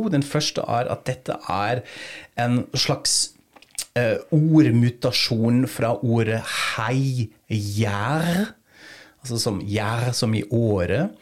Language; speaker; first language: Norwegian; non-native, fluent; German